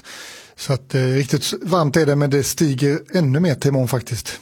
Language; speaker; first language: Swedish; native; Swedish